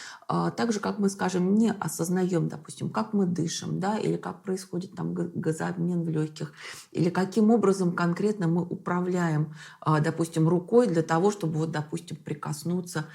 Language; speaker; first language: Russian; native; Russian